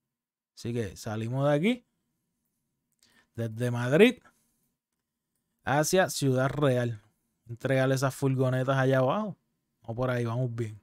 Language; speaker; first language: Spanish; native; Spanish